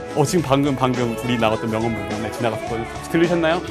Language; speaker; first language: Korean; native; Korean